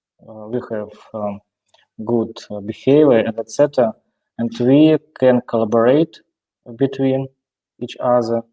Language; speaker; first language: English; non-native, learner; Russian